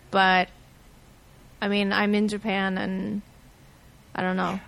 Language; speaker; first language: English; native; English